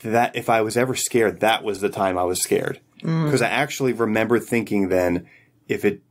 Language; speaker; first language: English; native; English